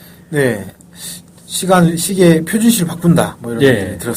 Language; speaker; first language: Korean; native; Korean